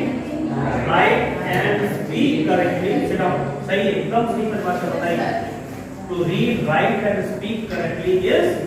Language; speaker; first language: Hindi; native; Hindi